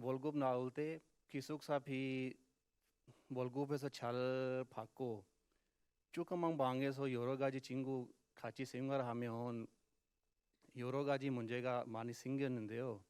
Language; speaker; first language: Korean; non-native, learner; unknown